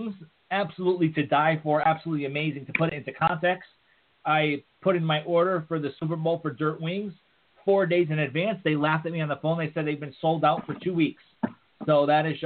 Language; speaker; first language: English; native; English